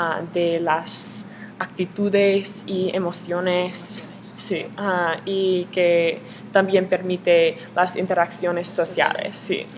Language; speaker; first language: Spanish; non-native, learner; English